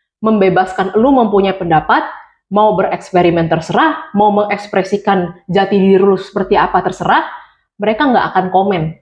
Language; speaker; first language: Indonesian; native; Indonesian